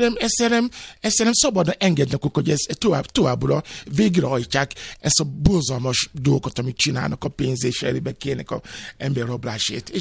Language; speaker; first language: Hungarian; non-native, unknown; Yoruba